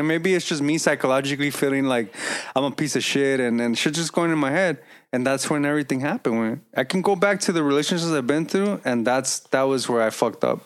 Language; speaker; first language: English; early bilingual, other home language; Spanish